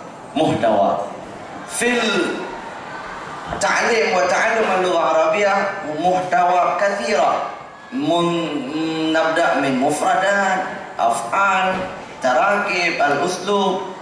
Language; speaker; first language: Arabic; non-native, fluent; Indonesian